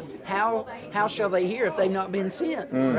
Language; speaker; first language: English; native; English